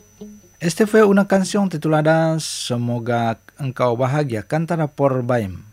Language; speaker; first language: Spanish; non-native, fluent; Indonesian